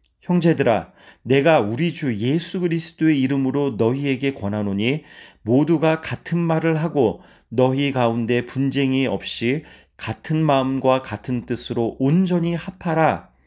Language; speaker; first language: Korean; native; Korean